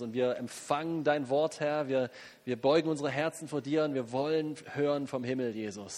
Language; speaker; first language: German; native; German